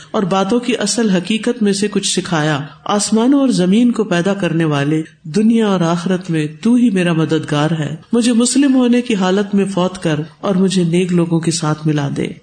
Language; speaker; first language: Urdu; non-native, local second language; Punjabi